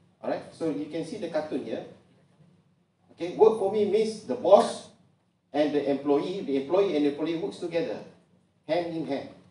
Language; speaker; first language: English; non-native, local second language; Malay